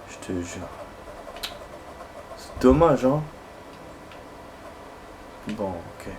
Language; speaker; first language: French; native; French